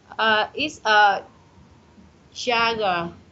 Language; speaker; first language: English; non-native, learner; Vietnamese